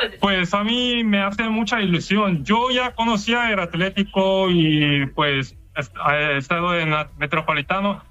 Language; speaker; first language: Spanish; non-native, learner; Korean